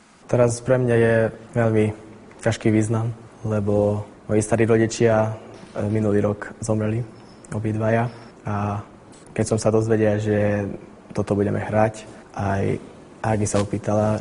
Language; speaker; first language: Slovak; non-native, local second language; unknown